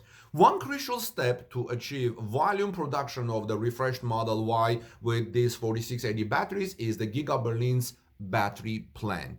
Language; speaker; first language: English; non-native, fluent; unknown